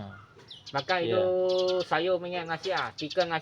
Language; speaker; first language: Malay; non-native, local second language; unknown